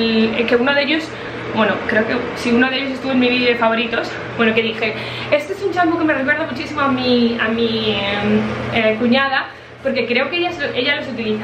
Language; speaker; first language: Spanish; native; Spanish